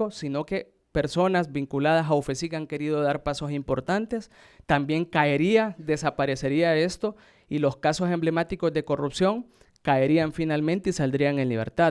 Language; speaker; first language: Spanish; native; Spanish